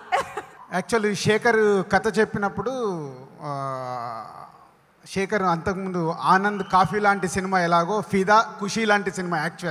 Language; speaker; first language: Telugu; native; Telugu